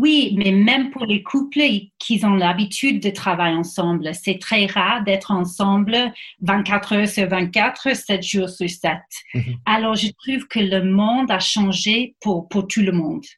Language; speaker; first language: French; non-native, fluent; English